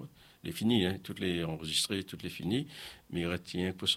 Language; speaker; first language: French; non-native, local second language; Réunion Creole French